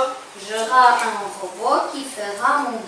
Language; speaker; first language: French; non-native, learner; Ukrainian